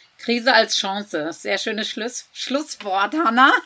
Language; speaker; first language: German; native; German